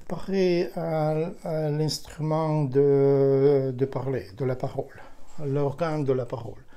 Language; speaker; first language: French; non-native, learner; Ukrainian